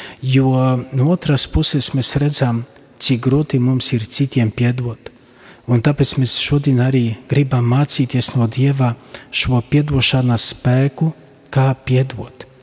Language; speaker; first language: Latvian; non-native, fluent; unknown